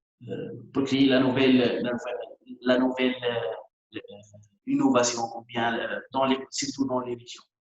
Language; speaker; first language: French; non-native, local second language; Arabic